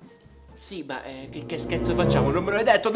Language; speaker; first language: Italian; native; Italian